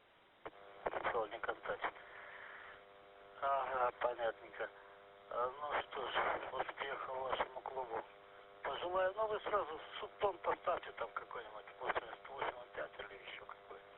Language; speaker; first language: Russian; native; Russian